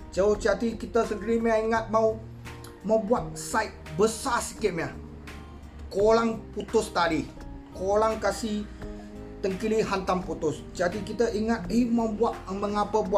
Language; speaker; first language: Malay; non-native, local second language; Chinese